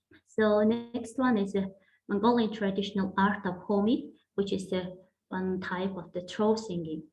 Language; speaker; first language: English; non-native, fluent; Mongolian